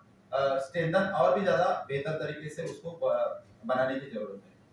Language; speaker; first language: Hindi; non-native, local second language; Marathi